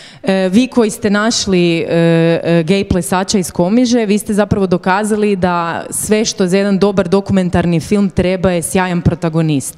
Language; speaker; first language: Croatian; native; Croatian